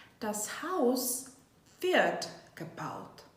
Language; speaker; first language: German; non-native, fluent; Ukrainian